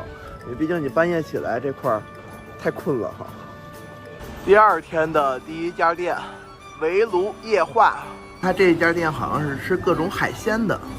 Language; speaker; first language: Chinese; native; Chinese